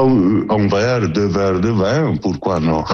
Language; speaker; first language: French; non-native, learner; Italian